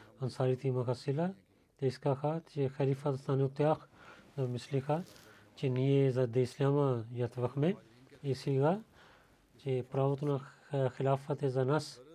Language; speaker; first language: Bulgarian; non-native, learner; Urdu